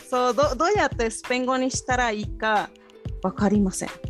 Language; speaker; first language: Japanese; non-native, fluent; Spanish